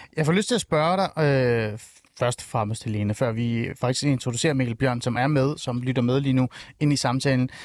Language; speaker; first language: Danish; early bilingual, other home language; Persian